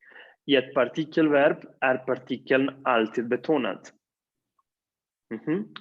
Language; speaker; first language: Swedish; non-native, fluent; Spanish